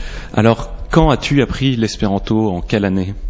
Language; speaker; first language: French; native; French